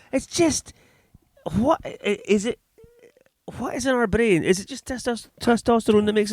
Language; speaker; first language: English; native; English